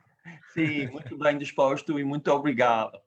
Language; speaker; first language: Portuguese; non-native, fluent; English